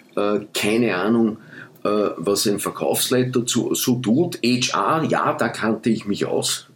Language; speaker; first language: German; early bilingual, other home language; Dutch